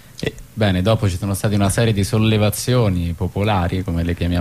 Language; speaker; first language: Italian; native; Italian